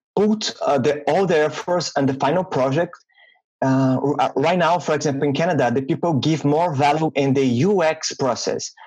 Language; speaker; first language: English; non-native, learner; Portuguese